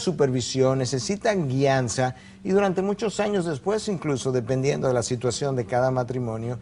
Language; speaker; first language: Spanish; native; Spanish